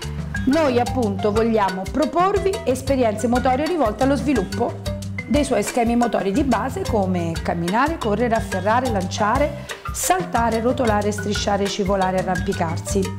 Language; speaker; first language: Italian; native; Italian